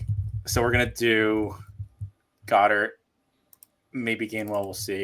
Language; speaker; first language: English; native; English